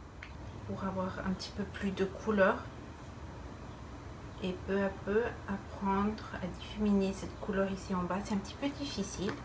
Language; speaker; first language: French; non-native, fluent; Spanish